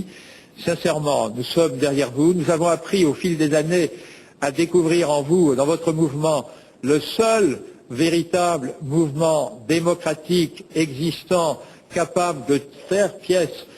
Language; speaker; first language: French; native; French